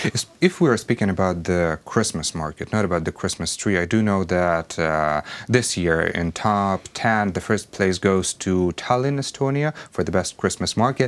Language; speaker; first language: English; non-native, fluent; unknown